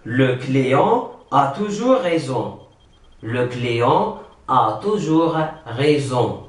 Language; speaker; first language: French; non-native, fluent; Arabic